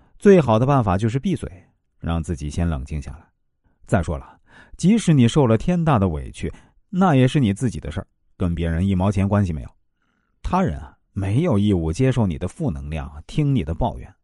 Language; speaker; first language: Chinese; native; Chinese